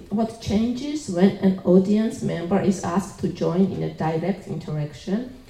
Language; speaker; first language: English; non-native, fluent; Georgian